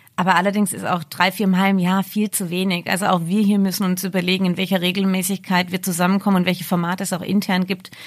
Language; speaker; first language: German; native; German